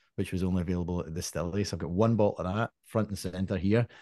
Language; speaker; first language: English; native; English